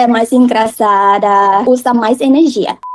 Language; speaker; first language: Portuguese; non-native, learner; Thai